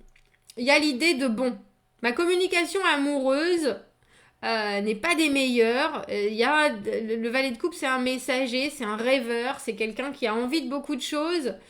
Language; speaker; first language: French; native; French